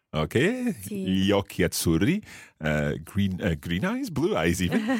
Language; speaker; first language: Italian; non-native, fluent; English